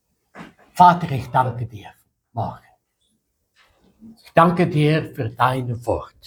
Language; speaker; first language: German; non-native, fluent; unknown